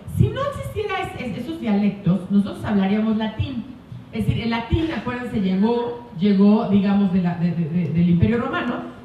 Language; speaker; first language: Spanish; native; Spanish